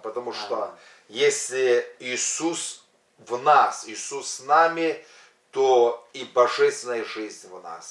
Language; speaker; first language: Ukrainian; non-native, local second language; Russian